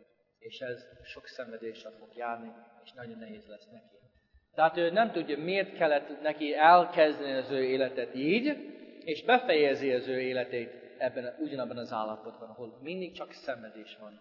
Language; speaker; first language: Hungarian; non-native, fluent; English